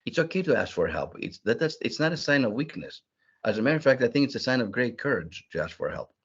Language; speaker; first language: English; early bilingual, other home language; Greek